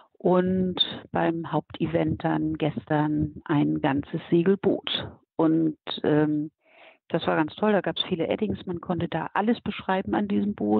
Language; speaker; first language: German; native; German